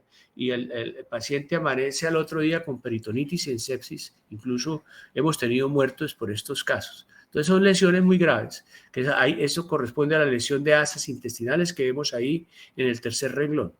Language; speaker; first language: Spanish; native; Spanish